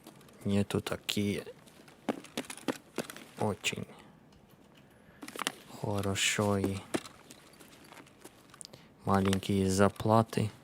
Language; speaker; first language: Russian; non-native, learner; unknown